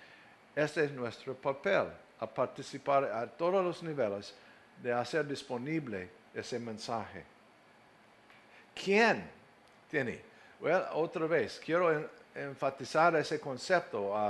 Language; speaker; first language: Spanish; non-native, fluent; English